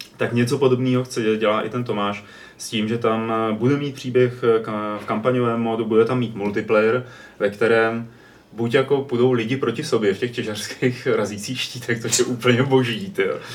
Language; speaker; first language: Czech; native; Czech